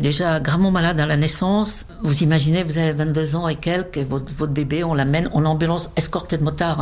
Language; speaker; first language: French; non-native, fluent; Czech